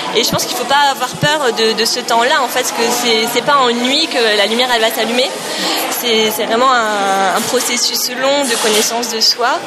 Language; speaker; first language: French; native; French